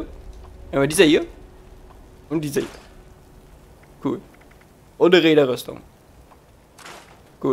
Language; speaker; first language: German; native; German